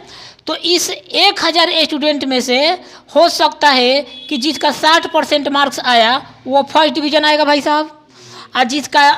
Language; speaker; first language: Hindi; non-native, local second language; Bhojpuri